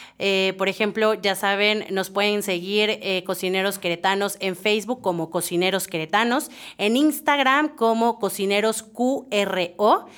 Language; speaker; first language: Spanish; native; Spanish